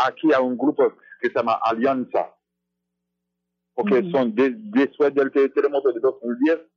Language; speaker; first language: Spanish; non-native, fluent; Haitian Creole